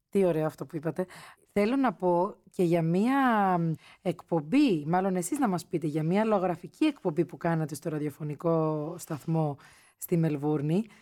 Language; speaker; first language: Greek; native; Greek